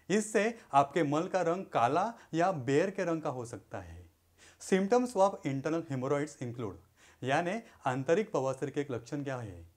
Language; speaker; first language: Hindi; non-native, local second language; Marathi